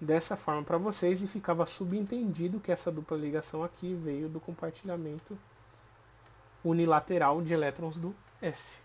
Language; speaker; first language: Portuguese; native; Portuguese